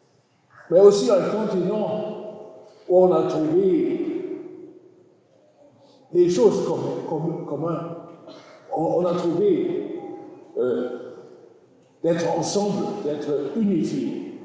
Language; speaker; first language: French; non-native, learner; German